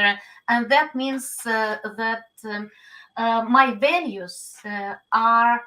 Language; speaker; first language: English; non-native, learner; Ukrainian